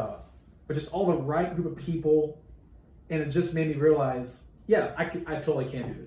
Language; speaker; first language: English; native; English